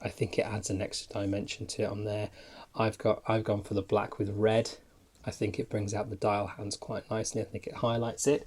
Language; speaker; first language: English; native; English